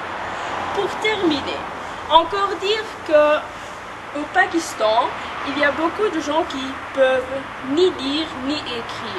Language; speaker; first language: French; non-native, learner; Dutch